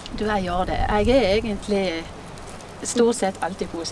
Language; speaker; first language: Norwegian; native; Norwegian